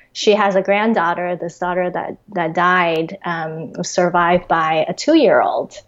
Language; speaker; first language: English; early bilingual, other home language; Chinese